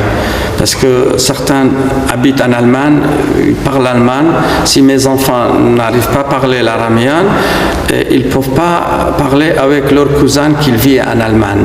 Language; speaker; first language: French; non-native, fluent; Aramaic